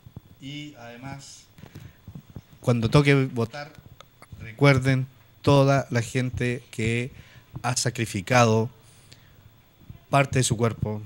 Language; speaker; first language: Spanish; native; Spanish